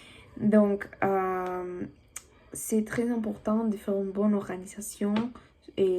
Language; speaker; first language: French; non-native, learner; Spanish